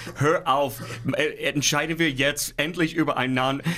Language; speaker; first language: German; non-native, fluent; English